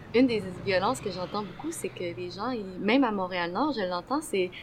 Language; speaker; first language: French; native; French